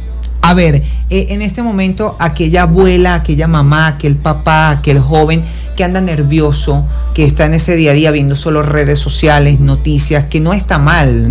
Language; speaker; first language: Spanish; native; Spanish